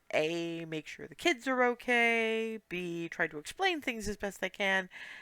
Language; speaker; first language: English; native; English